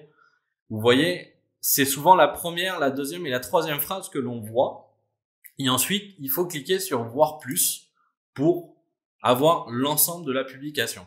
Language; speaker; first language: French; native; French